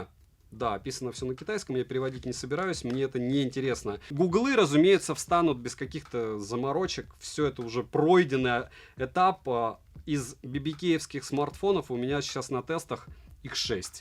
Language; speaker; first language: Russian; native; Russian